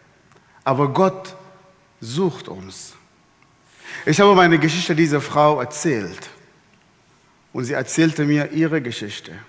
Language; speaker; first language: German; non-native, fluent; Arabic